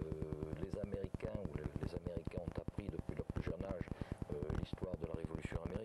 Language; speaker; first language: French; native; French